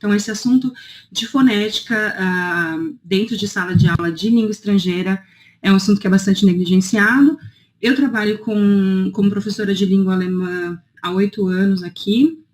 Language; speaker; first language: Portuguese; native; Portuguese